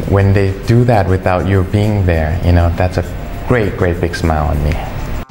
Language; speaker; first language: English; early bilingual, other home language; Thai